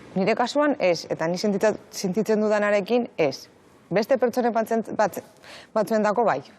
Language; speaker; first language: Basque; non-native, local second language; Arabic